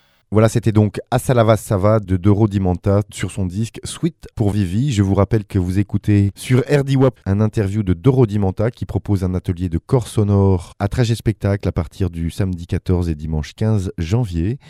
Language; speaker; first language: French; native; French